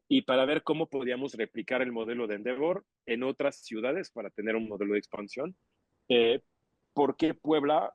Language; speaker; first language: Spanish; non-native, fluent; French